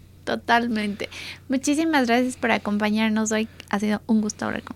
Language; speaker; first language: Spanish; native; Spanish